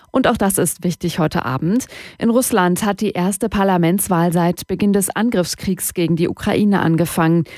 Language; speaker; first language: German; native; German